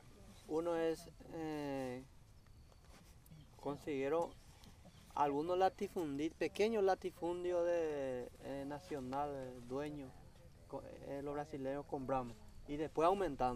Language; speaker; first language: Spanish; non-native, local second language; Guarani